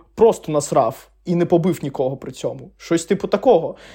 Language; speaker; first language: Ukrainian; non-native, local second language; Russian